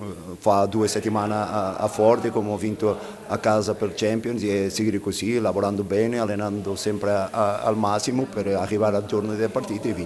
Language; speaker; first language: Italian; non-native, fluent; Portuguese